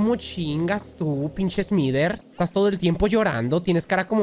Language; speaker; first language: Spanish; native; Spanish